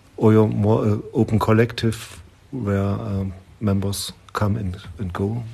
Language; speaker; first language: English; non-native, learner; German